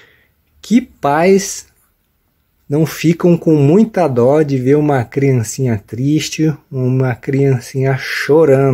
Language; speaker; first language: Portuguese; native; Portuguese